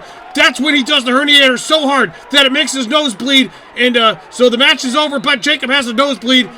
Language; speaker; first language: English; native; English